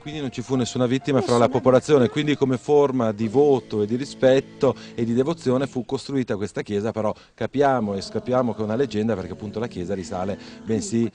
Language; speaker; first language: Italian; native; Italian